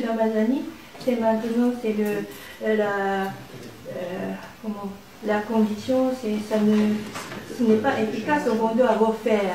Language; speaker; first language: French; non-native, learner; Japanese